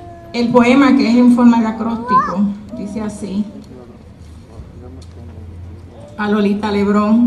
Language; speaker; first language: Spanish; native; Spanish